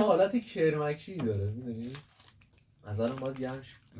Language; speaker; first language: Persian; native; Persian